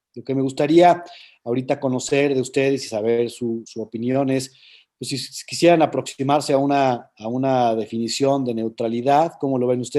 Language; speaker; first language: Spanish; native; Spanish